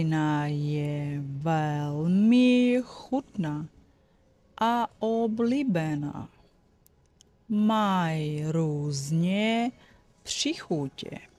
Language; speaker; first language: Czech; non-native, fluent; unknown